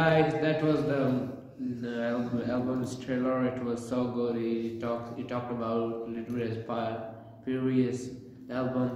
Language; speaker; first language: English; non-native, learner; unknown